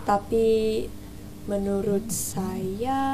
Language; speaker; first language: Indonesian; early bilingual, heritage; English